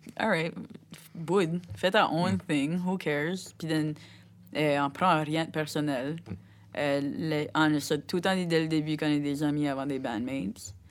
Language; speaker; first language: French; native; French